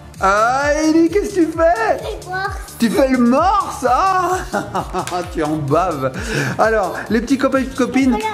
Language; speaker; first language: French; native; French